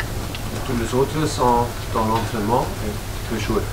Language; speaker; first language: French; non-native, fluent; German